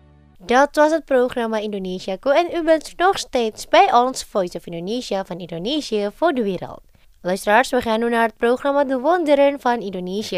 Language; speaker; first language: Dutch; non-native, fluent; Indonesian